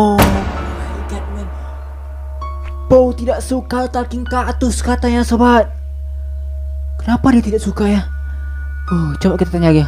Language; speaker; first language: Indonesian; native; Indonesian